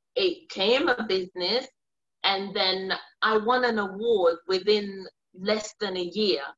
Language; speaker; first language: English; early bilingual, other home language; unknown